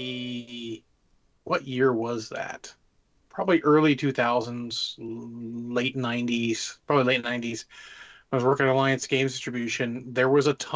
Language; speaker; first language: English; native; English